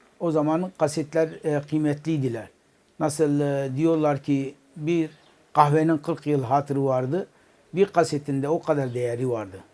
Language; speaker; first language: Turkish; non-native, local second language; Kurdish